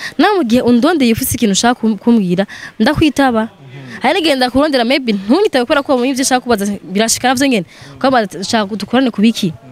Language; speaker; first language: Rundi; non-native, local second language; Swahili